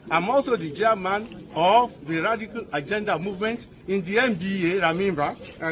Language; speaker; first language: English; non-native, local second language; Yoruba